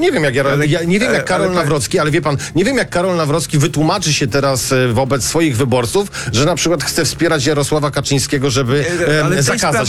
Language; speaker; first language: Polish; native; Polish